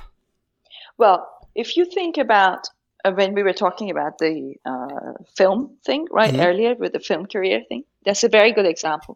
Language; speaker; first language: English; non-native, fluent; Persian